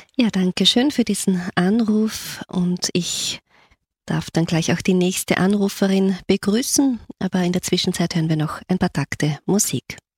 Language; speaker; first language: German; native; German